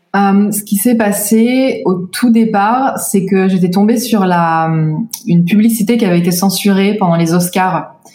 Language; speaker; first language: French; native; French